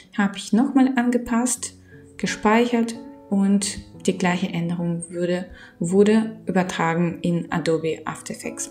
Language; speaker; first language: German; non-native, fluent; Ukrainian